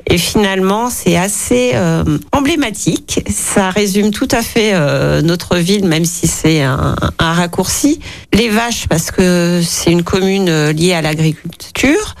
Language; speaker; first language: French; native; French